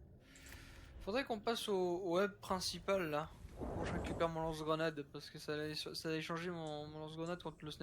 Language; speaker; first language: French; native; French